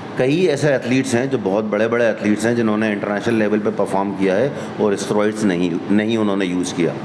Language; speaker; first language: Hindi; native; Hindi